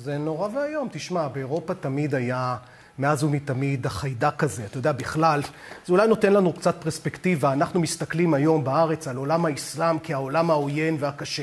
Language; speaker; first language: Hebrew; native; Hebrew